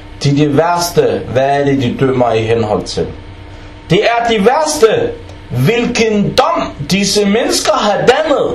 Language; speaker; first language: Danish; early bilingual, other home language; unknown